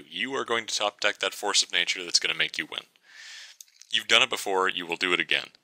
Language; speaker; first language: English; native; English